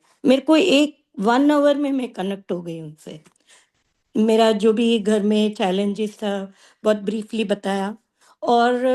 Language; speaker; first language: Hindi; non-native, local second language; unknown